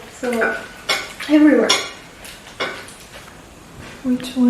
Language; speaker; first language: English; non-native, fluent; Albanian